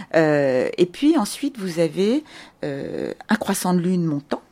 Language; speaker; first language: French; native; French